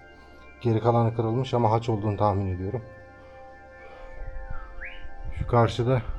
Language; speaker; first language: Turkish; native; Turkish